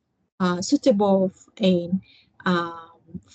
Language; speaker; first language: English; non-native, learner; Vietnamese